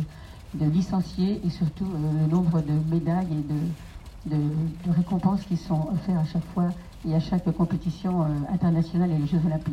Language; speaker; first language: French; native; French